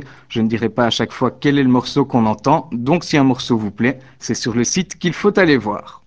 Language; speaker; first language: French; native; French